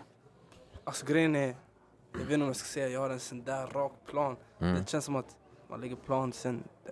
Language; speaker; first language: Swedish; early bilingual, other home language; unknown